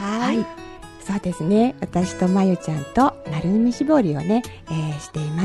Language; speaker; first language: Japanese; native; Japanese